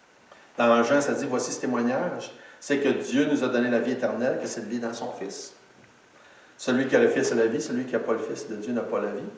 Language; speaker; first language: French; native; French